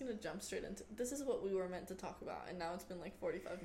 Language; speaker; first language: English; non-native, fluent; Spanish